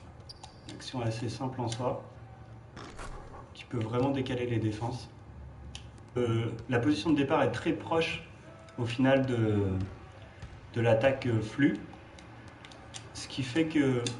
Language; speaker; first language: French; native; French